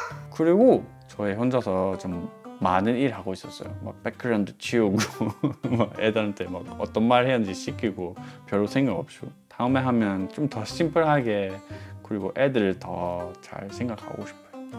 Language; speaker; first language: Korean; non-native, fluent; English